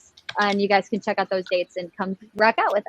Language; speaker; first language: English; native; English